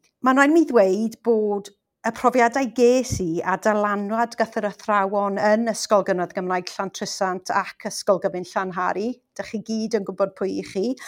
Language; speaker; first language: Welsh; non-native, local second language; English